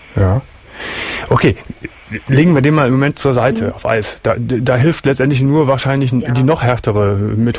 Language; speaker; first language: German; native; German